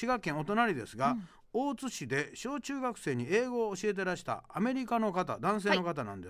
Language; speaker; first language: Japanese; native; Japanese